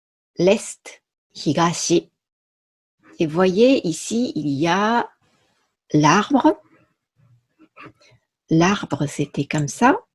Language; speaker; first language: French; non-native, fluent; Japanese